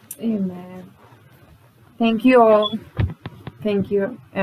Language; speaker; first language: English; non-native, learner; Spanish